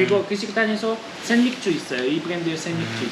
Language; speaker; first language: Korean; non-native, learner; Russian